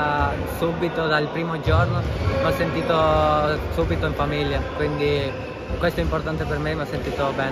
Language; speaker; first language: Italian; non-native, fluent; Spanish